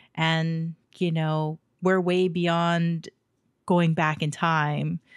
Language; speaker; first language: English; native; English